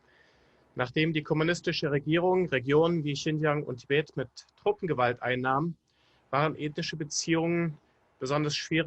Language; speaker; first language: German; native; German